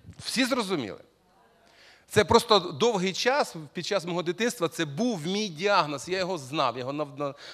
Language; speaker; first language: Ukrainian; non-native, local second language; Russian